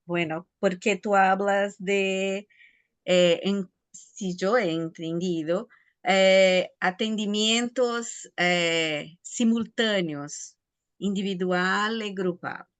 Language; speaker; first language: Spanish; non-native, fluent; Portuguese